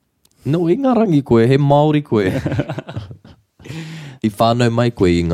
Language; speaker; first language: Māori; non-native, local second language; English